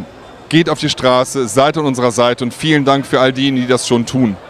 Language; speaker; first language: German; native; German